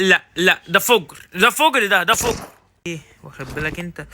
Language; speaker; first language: Arabic; native; Arabic